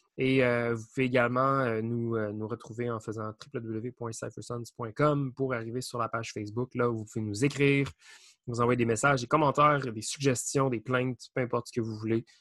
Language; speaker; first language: French; native; French